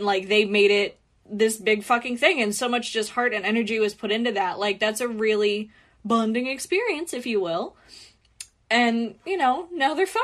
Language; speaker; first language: English; native; English